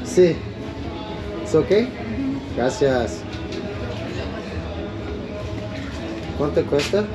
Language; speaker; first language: Spanish; non-native, learner; English